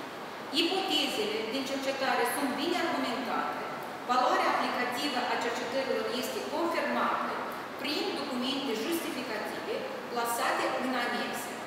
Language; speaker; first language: Romanian; native; Romanian